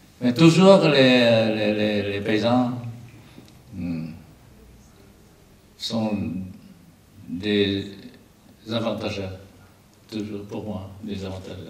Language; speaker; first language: French; non-native, learner; Vietnamese